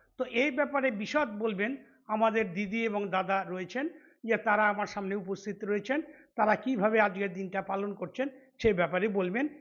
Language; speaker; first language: Bangla; native; Bangla